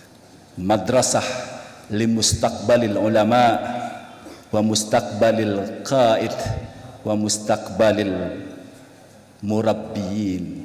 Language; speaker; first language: Arabic; non-native, fluent; Indonesian